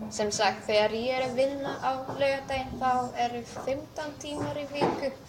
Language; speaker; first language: Icelandic; non-native, learner; Hungarian